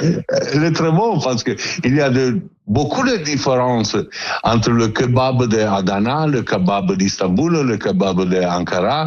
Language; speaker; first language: French; non-native, learner; Italian